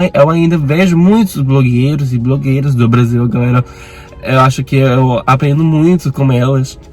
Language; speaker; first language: Portuguese; non-native, learner; Spanish